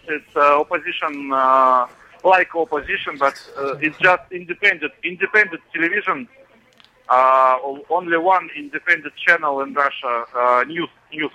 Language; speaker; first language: English; non-native, learner; Russian